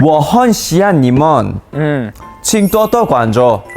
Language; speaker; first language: Chinese; non-native, learner; Korean